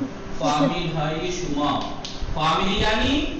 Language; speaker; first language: Persian; non-native, fluent; Urdu